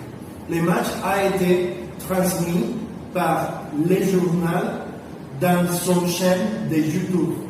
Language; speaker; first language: French; non-native, learner; Spanish